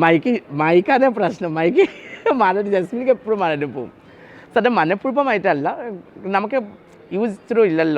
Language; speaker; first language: Malayalam; non-native, fluent; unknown